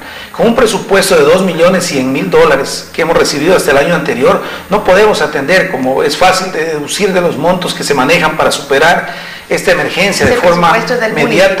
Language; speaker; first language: Spanish; native; Spanish